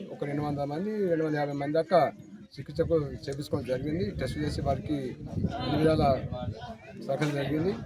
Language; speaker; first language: Telugu; native; Telugu